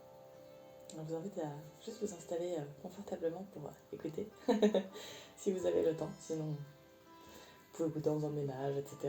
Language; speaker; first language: French; native; French